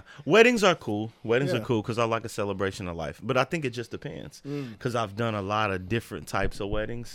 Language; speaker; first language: English; native; English